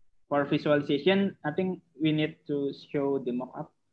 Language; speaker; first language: English; non-native, learner; Indonesian